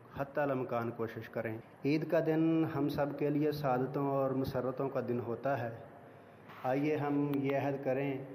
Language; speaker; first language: Urdu; non-native, local second language; Punjabi